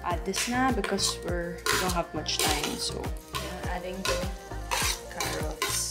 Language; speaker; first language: English; non-native, local second language; Filipino